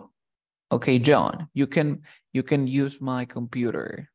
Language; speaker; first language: English; non-native, fluent; Spanish